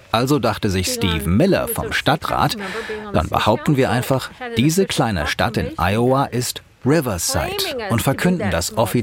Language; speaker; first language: German; native; German